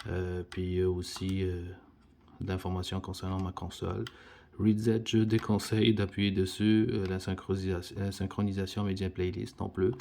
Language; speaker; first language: French; native; French